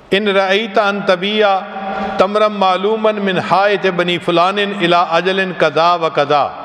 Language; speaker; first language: Urdu; non-native, local second language; Punjabi